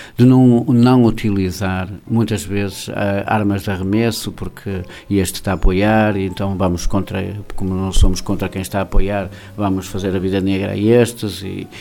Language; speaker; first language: Portuguese; native; Portuguese